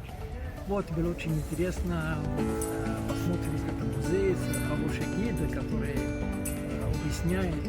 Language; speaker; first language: Russian; non-native, learner; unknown